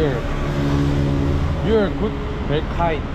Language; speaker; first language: English; non-native, learner; Korean